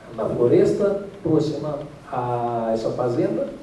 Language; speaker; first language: Portuguese; non-native, fluent; Russian